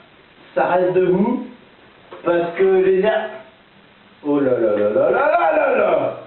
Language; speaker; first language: French; native; French